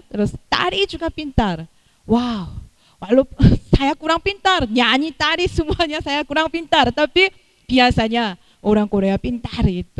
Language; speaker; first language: Indonesian; non-native, fluent; Korean